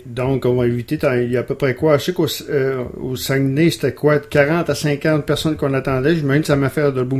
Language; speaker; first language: French; native; French